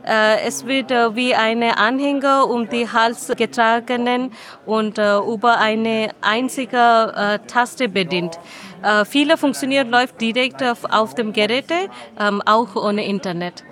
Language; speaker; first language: German; non-native, learner; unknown